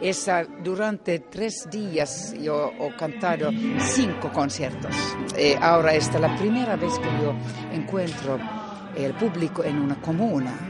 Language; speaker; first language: Spanish; non-native, learner; Finnish